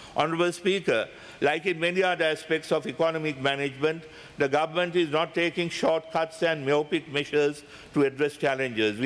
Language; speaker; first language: English; non-native, local second language; Sinhala